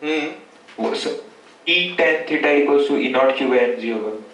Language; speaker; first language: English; non-native, learner; Hindi